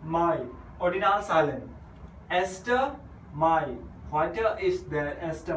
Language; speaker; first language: German; non-native, fluent; Hindi